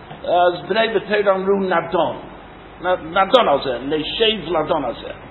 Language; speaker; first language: Hebrew; non-native, fluent; English